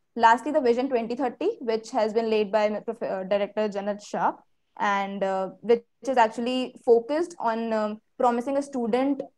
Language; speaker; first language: English; non-native, local second language; Hindi